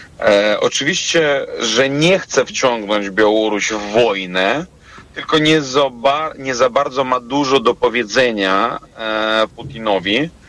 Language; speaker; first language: Polish; non-native, fluent; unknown